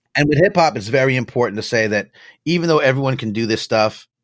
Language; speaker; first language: English; native; English